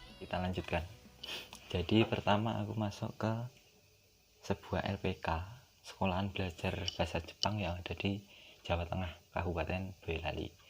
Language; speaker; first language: Indonesian; non-native, local second language; Javanese